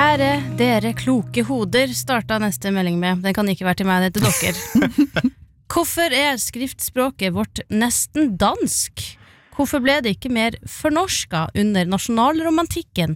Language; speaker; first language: Norwegian; native; Norwegian